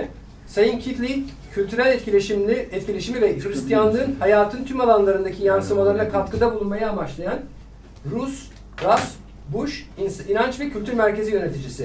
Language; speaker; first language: Turkish; native; Turkish